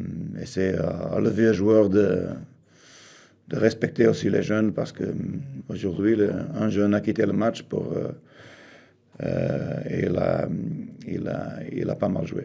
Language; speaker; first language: French; non-native, fluent; Portuguese